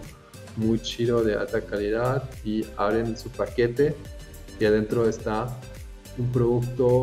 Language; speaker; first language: Spanish; non-native, fluent; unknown